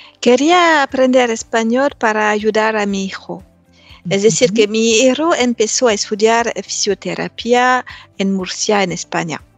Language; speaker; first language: Spanish; non-native, learner; French